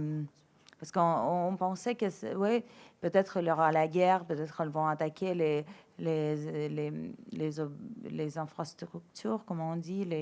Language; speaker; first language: French; non-native, fluent; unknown